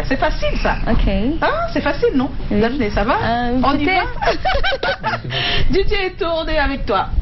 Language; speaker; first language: French; native; French